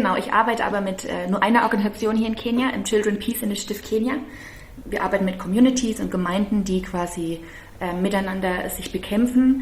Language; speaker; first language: German; native; German